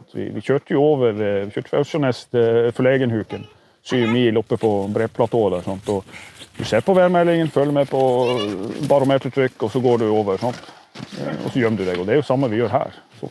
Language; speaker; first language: Norwegian; native; Norwegian